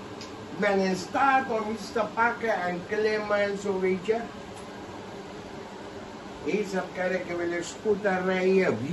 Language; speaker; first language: Dutch; non-native, local second language; Caribbean Hindustani